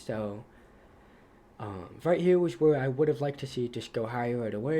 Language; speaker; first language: English; native; English